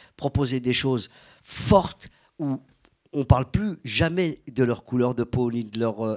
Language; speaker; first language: French; native; French